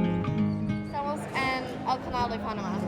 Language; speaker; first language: Spanish; non-native, learner; English